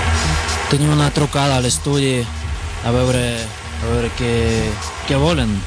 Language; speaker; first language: Catalan; non-native, fluent; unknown